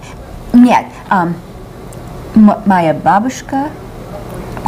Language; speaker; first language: Russian; non-native, learner; English